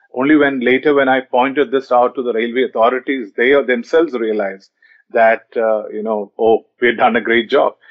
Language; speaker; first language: English; non-native, local second language; Malayalam